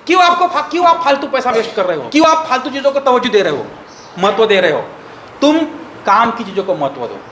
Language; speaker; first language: Hindi; non-native, local second language; Marathi